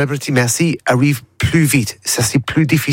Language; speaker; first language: French; non-native, learner; English